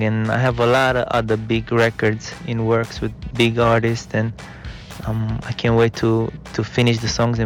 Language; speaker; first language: English; non-native, fluent; Romanian